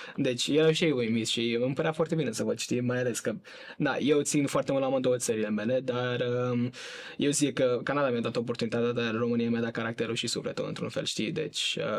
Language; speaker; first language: Romanian; early bilingual, heritage; Romanian